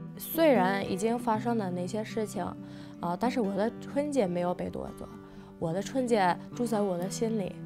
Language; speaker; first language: Chinese; non-native, fluent; English